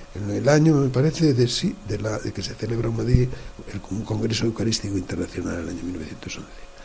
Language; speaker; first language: Spanish; native; Spanish